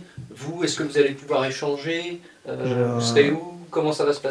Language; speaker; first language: French; native; French